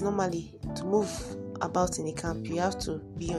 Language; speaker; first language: English; non-native, local second language; Igbo